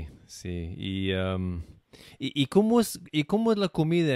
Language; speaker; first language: Spanish; non-native, learner; English